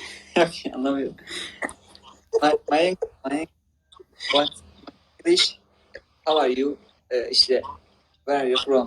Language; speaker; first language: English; non-native, learner; Turkish